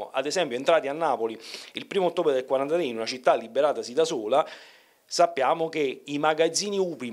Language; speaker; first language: Italian; native; Italian